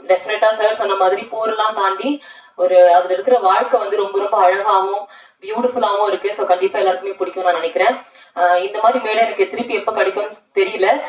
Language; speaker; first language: Tamil; native; Tamil